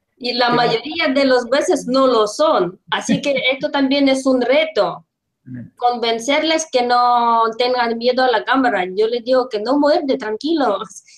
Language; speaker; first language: Spanish; non-native, fluent; Russian